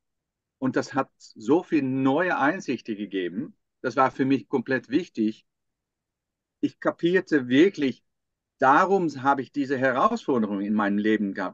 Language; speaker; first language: German; non-native, fluent; Dutch